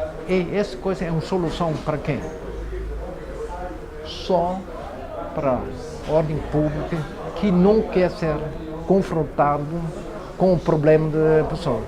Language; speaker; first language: Portuguese; non-native, fluent; Dutch